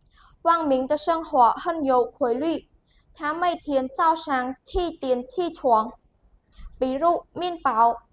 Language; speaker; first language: Chinese; non-native, learner; Khmer